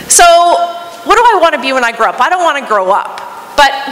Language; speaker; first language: English; native; English